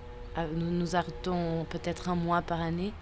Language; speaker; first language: French; non-native, fluent; Portuguese